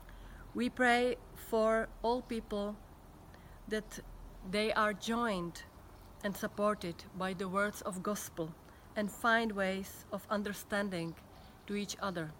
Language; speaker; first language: English; non-native, fluent; Czech